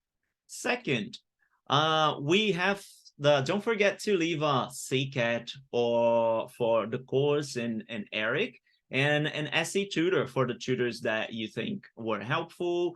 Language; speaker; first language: English; non-native, fluent; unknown